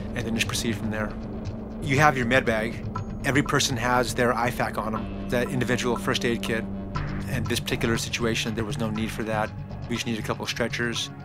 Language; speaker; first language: English; native; English